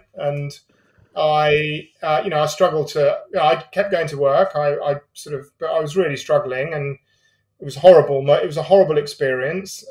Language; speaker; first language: English; native; English